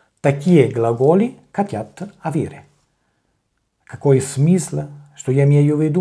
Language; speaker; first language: Russian; non-native, learner; Italian